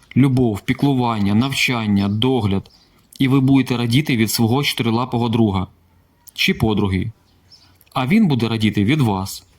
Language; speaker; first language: Ukrainian; non-native, local second language; Russian